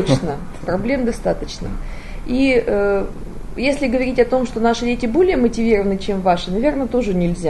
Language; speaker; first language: Russian; native; Russian